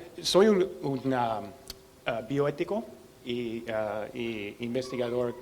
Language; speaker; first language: Spanish; non-native, learner; English